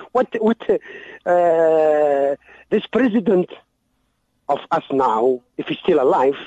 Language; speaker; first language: English; non-native, fluent; Arabic